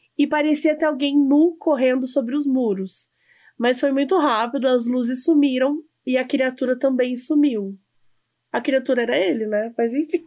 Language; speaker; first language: Portuguese; native; Portuguese